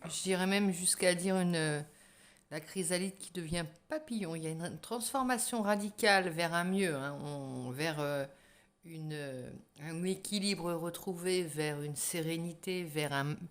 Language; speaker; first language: French; native; French